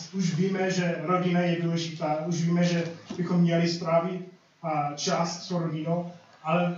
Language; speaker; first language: Czech; non-native, fluent; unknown